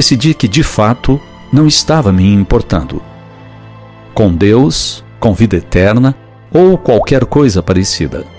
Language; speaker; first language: Portuguese; native; Portuguese